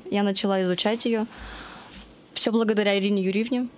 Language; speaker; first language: Russian; native; Russian